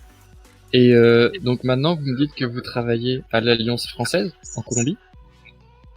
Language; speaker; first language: French; native; French